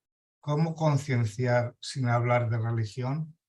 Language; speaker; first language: Spanish; native; Spanish